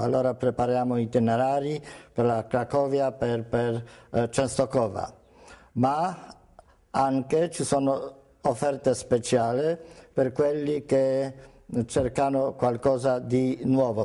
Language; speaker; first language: Italian; non-native, fluent; Polish